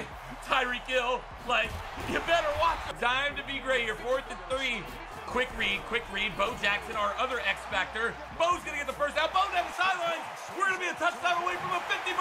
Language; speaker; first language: English; native; English